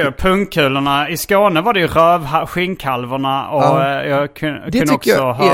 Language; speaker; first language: Swedish; native; Swedish